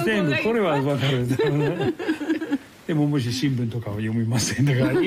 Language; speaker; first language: Japanese; non-native, learner; English